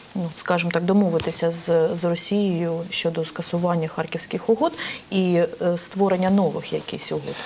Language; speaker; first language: Ukrainian; native; Ukrainian